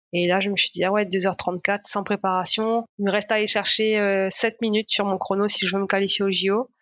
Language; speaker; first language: French; non-native, local second language; Morisyen